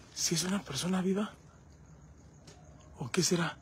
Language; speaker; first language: Spanish; native; Spanish